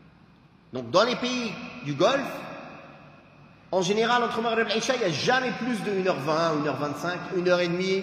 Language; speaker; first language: French; native; French